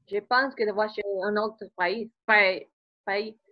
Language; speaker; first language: French; non-native, learner; Spanish